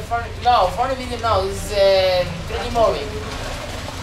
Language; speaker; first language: English; non-native, learner; Spanish